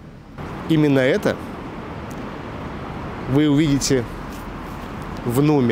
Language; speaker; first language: Russian; native; Russian